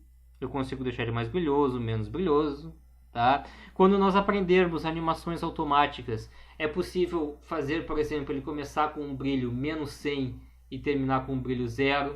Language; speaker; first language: Portuguese; native; Portuguese